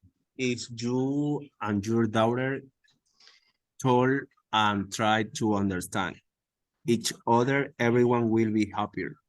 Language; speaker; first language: English; non-native, learner; Spanish